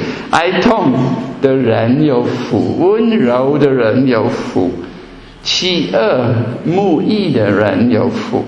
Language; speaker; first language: Chinese; non-native, fluent; German